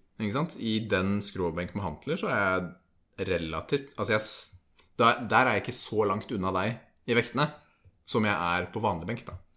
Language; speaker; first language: Norwegian; native; Norwegian